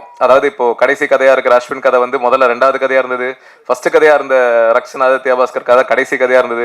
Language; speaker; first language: Tamil; native; Tamil